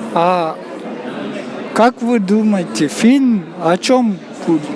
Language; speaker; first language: Russian; non-native, local second language; Kyrgyz